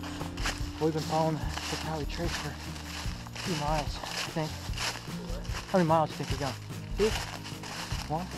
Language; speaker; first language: English; native; English